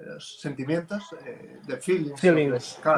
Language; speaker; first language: English; non-native, fluent; Spanish